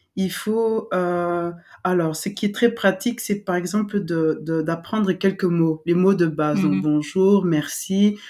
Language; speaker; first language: French; non-native, local second language; Lingala